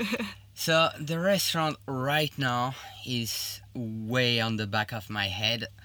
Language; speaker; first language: English; non-native, fluent; French